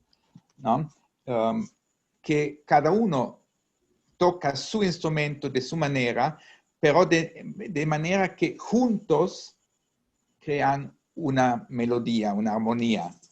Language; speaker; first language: Spanish; non-native, fluent; Italian